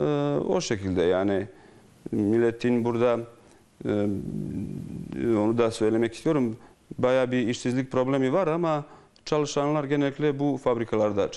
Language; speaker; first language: Turkish; non-native, fluent; Bosnian